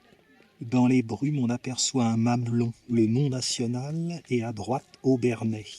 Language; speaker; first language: French; native; French